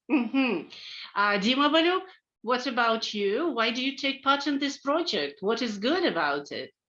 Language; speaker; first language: English; non-native, fluent; Ukrainian